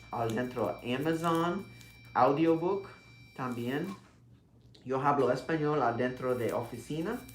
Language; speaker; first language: Spanish; non-native, learner; English